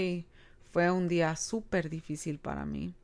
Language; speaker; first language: Spanish; early bilingual, heritage; Spanish